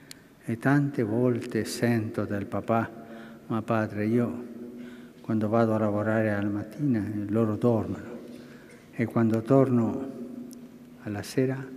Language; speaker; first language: Italian; early bilingual, heritage; Spanish